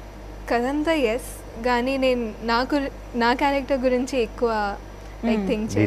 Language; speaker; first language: Telugu; non-native, learner; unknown